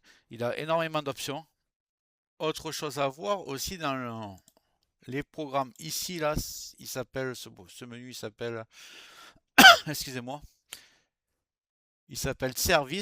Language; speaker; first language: French; native; French